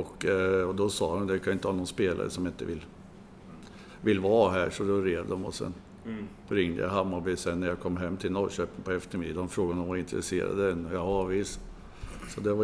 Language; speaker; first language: Swedish; native; Swedish